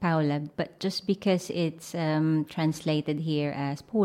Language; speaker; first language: English; non-native, local second language; Filipino